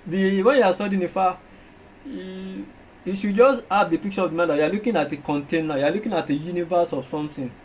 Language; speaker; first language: English; non-native, local second language; Yoruba